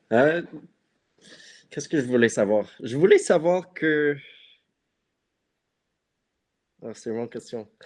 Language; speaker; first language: French; non-native, local second language; English